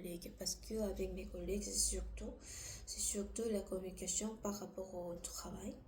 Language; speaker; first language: French; non-native, learner; Korean